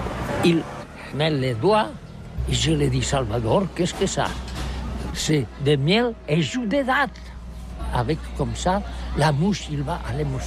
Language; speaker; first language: French; non-native, learner; Catalan